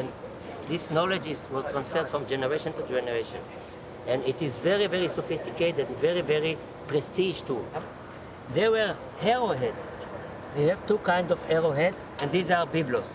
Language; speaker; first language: English; non-native, fluent; Hebrew